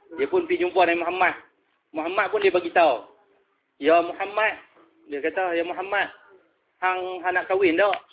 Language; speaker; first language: Malay; native; Malay